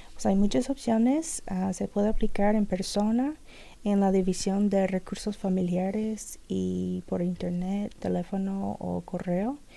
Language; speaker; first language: Spanish; non-native, fluent; English